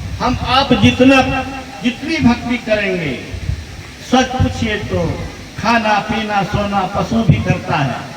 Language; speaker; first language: Hindi; native; Hindi